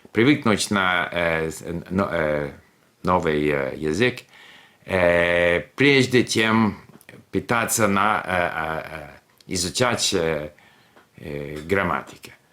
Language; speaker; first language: Russian; non-native, fluent; English